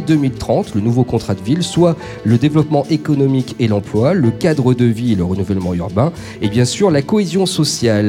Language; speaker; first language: French; native; French